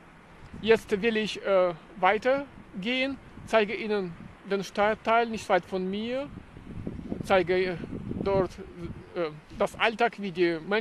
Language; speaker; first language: German; non-native, fluent; Russian